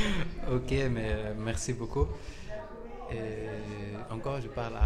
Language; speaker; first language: French; non-native, learner; Arabic